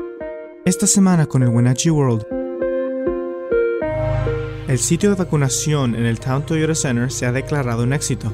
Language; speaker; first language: Spanish; native; Spanish